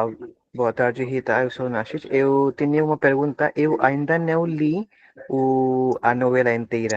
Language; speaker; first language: Portuguese; non-native, fluent; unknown